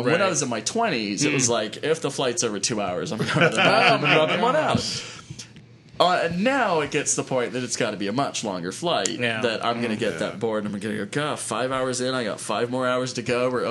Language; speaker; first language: English; native; English